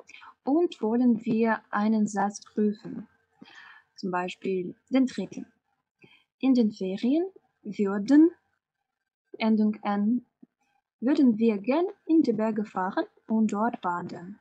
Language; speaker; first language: German; non-native, fluent; Russian